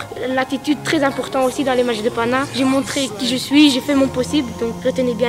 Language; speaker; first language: French; native; French